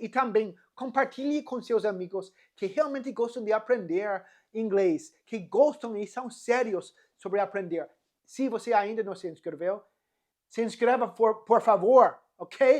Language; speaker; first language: Portuguese; non-native, fluent; English